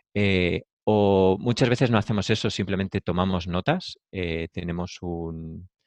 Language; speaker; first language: Spanish; native; Spanish